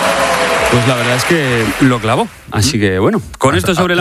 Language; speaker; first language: Spanish; native; Spanish